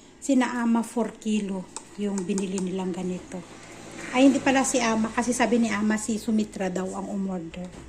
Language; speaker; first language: Filipino; native; Filipino